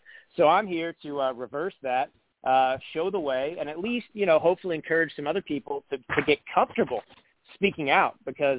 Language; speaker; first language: English; native; English